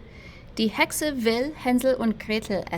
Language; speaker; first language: German; non-native, fluent; English